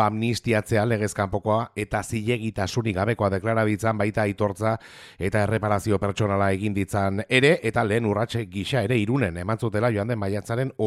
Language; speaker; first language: Basque; native; Basque